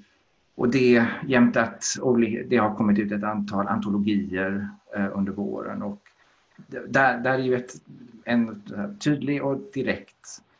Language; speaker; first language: Swedish; native; Swedish